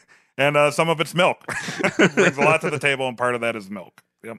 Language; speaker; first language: English; native; English